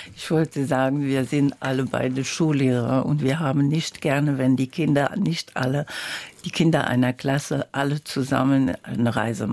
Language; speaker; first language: German; non-native, learner; French